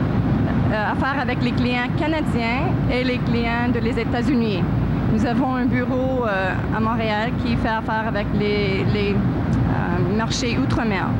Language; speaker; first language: French; non-native, local second language; English